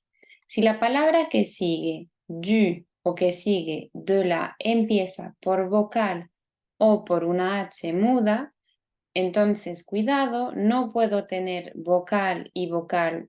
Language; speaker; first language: Spanish; non-native, fluent; French